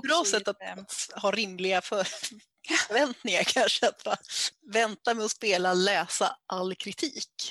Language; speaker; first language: Swedish; native; Swedish